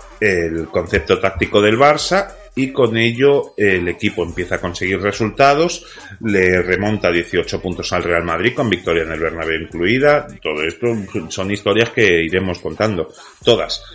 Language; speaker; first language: Spanish; native; Spanish